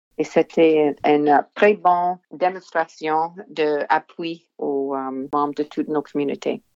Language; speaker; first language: French; non-native, local second language; English